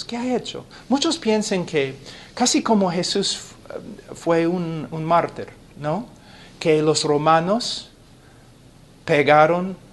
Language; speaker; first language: Spanish; non-native, fluent; English